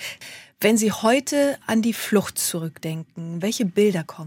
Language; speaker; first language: German; native; German